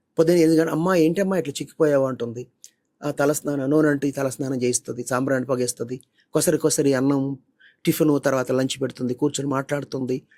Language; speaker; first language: Telugu; native; Telugu